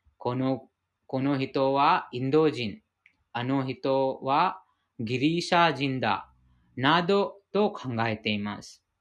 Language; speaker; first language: Japanese; non-native, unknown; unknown